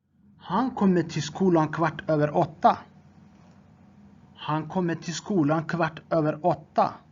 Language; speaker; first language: Swedish; non-native, fluent; Tigrinya